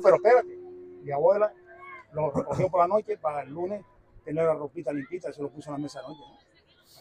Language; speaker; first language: Spanish; native; Spanish